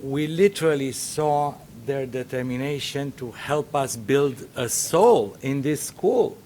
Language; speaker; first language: English; non-native, fluent; Romanian